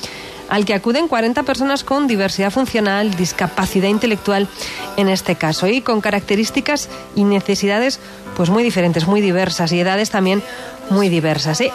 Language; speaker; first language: Spanish; native; Spanish